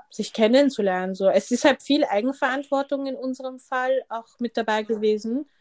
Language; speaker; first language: German; early bilingual, other home language; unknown